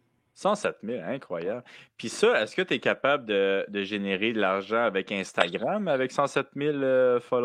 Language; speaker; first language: French; native; French